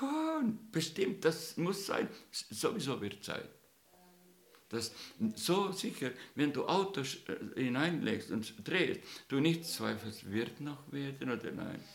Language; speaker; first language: German; non-native, fluent; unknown